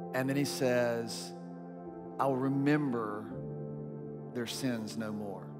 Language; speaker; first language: English; native; English